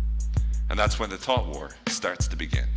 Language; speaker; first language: English; native; English